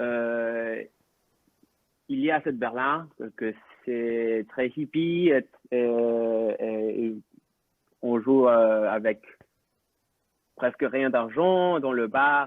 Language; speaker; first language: French; non-native, local second language; Spanish